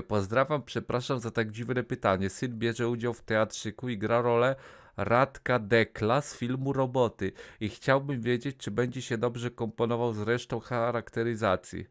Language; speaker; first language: Polish; native; Polish